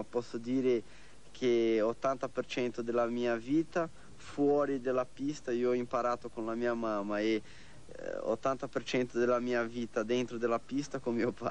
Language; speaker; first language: Italian; non-native, fluent; Portuguese